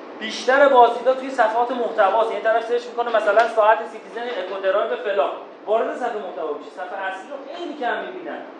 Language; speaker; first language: Persian; non-native, local second language; Azerbaijani